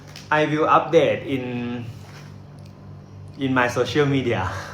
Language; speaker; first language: English; non-native, learner; Thai